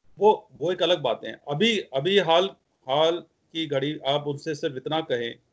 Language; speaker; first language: Hindi; non-native, local second language; Punjabi